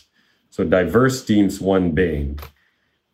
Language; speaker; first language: English; non-native, local second language; Filipino